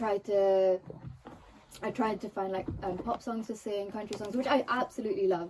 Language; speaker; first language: English; non-native, local second language; Telugu